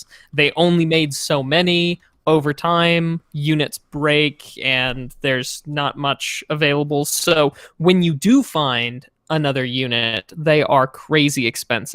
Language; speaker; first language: English; native; English